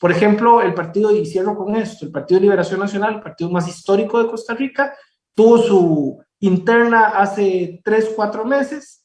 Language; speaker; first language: Spanish; native; Spanish